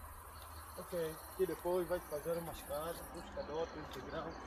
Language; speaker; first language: Portuguese; non-native, learner; Vietnamese